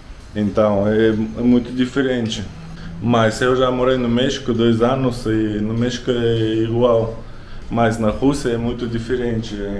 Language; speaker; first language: Portuguese; non-native, learner; Russian